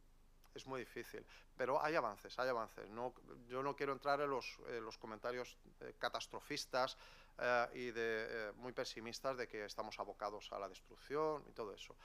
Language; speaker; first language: Spanish; native; Spanish